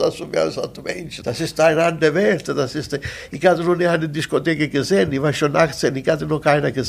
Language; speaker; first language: German; non-native, fluent; Italian